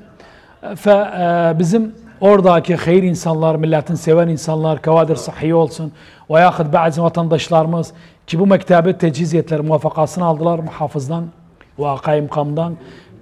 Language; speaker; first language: Turkish; native; Turkish